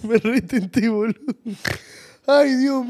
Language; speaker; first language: Spanish; native; Spanish